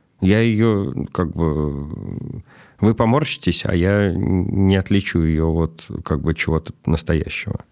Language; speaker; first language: Russian; native; Russian